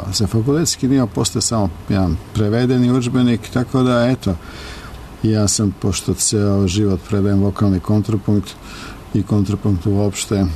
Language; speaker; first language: Serbian; native; Serbian